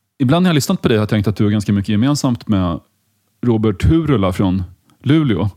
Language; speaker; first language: Swedish; native; Swedish